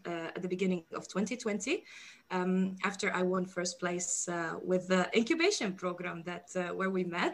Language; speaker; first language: English; non-native, fluent; Arabic